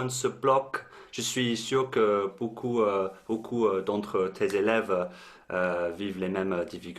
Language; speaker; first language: French; non-native, fluent; English